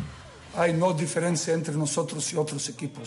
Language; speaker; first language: Spanish; non-native, learner; Serbian